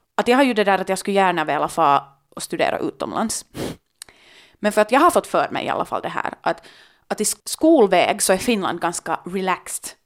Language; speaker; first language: Swedish; native; Swedish